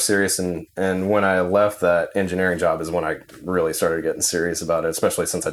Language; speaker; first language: English; native; English